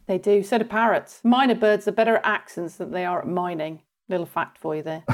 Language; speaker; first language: English; native; English